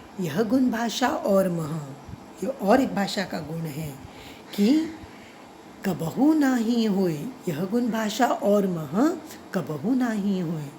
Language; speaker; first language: Hindi; non-native, local second language; Marathi